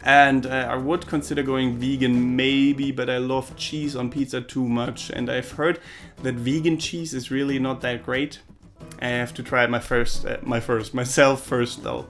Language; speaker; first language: English; non-native, fluent; German